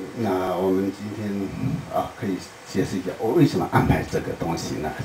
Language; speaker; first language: Chinese; non-native, local second language; Tibetan